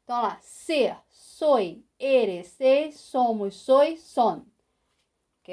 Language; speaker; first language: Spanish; non-native, fluent; Portuguese